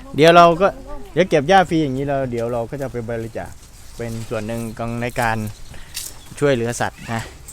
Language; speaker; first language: Thai; native; Thai